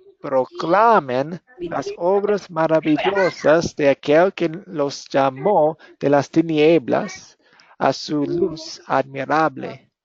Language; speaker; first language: Spanish; non-native, fluent; English